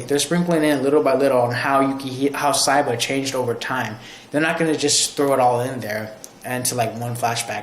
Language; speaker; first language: English; native; English